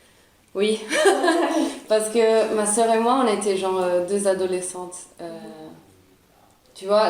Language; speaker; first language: French; early bilingual, other home language; Italian